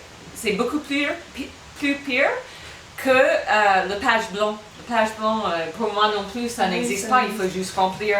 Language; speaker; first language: French; non-native, fluent; English